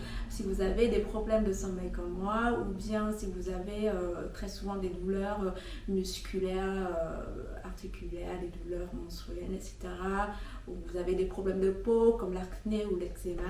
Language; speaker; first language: French; non-native, fluent; Vietnamese